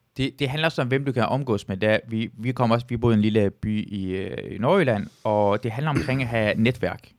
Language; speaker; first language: Danish; early bilingual, other home language; Persian